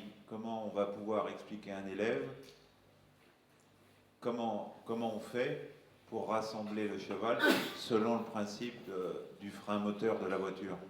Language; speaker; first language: French; native; French